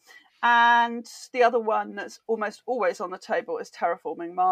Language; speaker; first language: English; native; English